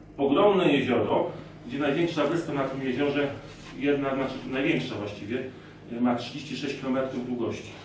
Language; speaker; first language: Polish; native; Polish